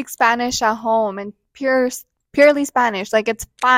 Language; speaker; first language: English; non-native, fluent; Spanish